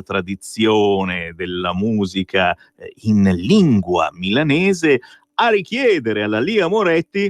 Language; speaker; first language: Italian; native; Italian